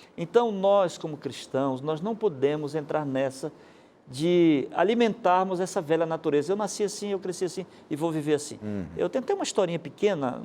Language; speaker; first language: Portuguese; native; Portuguese